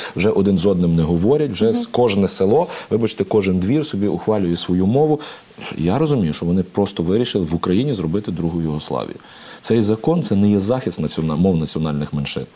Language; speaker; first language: Ukrainian; native; Ukrainian